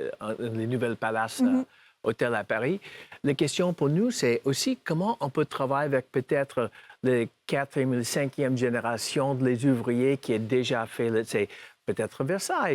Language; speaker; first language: French; non-native, fluent; English